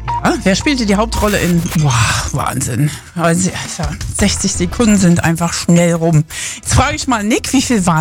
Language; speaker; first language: German; native; German